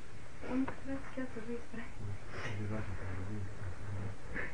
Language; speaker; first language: Russian; native; Russian